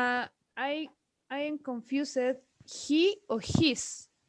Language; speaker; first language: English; non-native, learner; Spanish